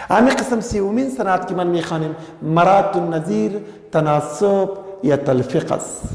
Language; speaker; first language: Persian; non-native, local second language; Pashto